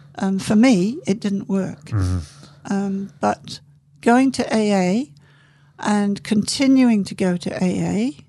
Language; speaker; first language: English; native; English